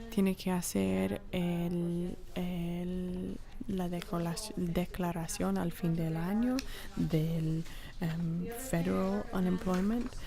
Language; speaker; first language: Spanish; non-native, fluent; English